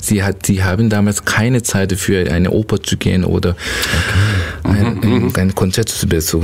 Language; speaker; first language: German; non-native, learner; Korean